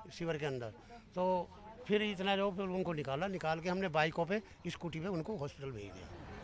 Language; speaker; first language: Hindi; native; Hindi